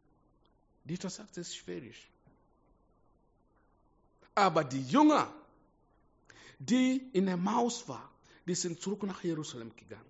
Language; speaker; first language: German; non-native, fluent; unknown